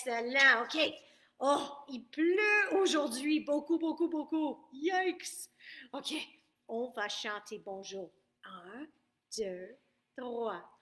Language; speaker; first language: French; non-native, fluent; English